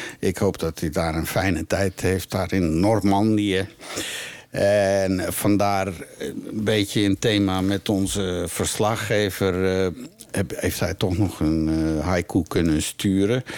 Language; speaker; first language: Dutch; native; Dutch